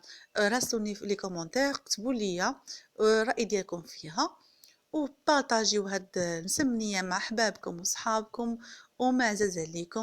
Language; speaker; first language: Arabic; native; Arabic